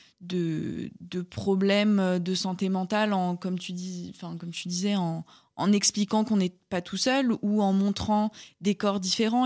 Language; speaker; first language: French; native; French